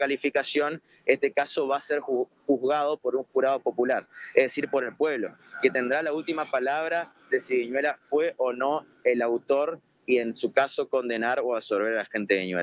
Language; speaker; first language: Spanish; native; Spanish